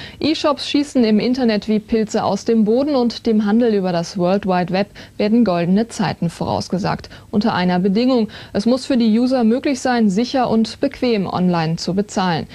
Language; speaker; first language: German; native; German